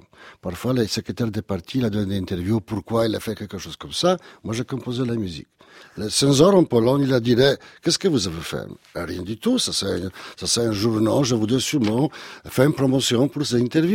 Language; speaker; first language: French; non-native, learner; Polish